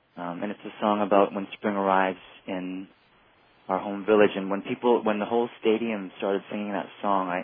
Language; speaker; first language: English; native; English